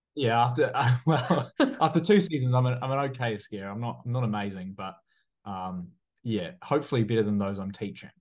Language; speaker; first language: English; native; English